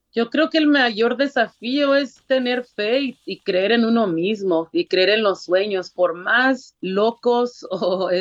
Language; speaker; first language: Spanish; early bilingual, heritage; Spanish